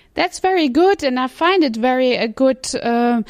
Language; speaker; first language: English; non-native, fluent; German